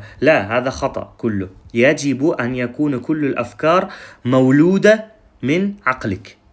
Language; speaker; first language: Arabic; non-native, fluent; Uzbek